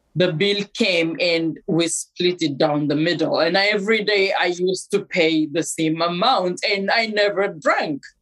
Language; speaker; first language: English; non-native, fluent; Amharic